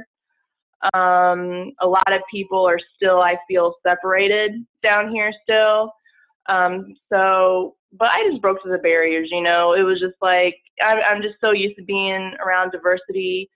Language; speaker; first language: English; native; English